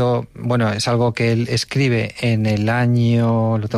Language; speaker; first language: Spanish; native; Spanish